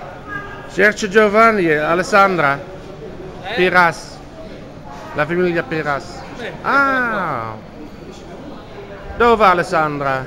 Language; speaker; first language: Italian; non-native, learner; Dutch